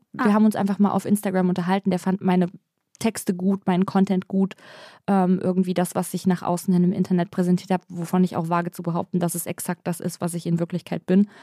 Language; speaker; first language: German; native; German